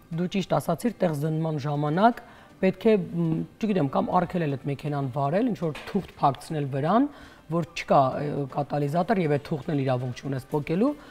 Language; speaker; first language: Armenian; native; Armenian